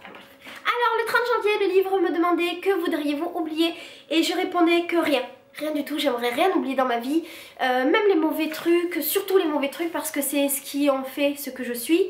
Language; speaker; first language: French; native; French